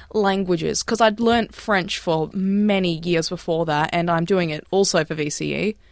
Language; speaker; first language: English; native; English